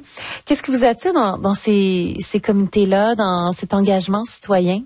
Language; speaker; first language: French; native; French